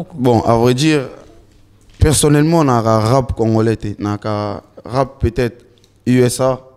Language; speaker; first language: French; non-native, local second language; Lingala